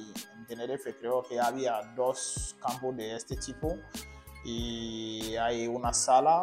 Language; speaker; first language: Spanish; non-native, learner; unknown